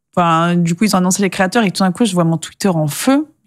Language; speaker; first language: French; native; French